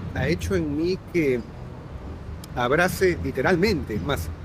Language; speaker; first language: Spanish; native; Spanish